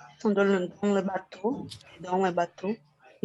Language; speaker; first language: French; non-native, fluent; Portuguese